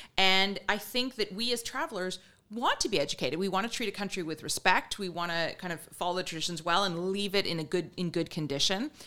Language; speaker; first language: English; native; English